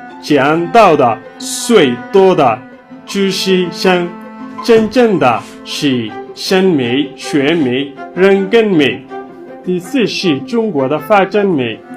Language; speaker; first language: Chinese; non-native, learner; Somali